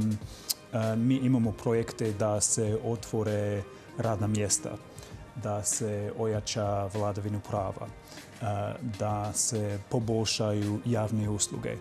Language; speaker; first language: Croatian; non-native, fluent; English